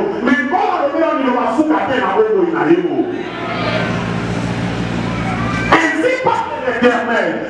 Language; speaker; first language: French; non-native, local second language; Lingala